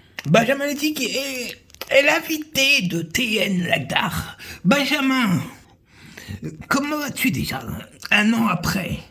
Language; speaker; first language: French; native; French